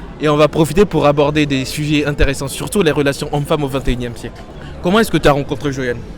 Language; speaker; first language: French; native; French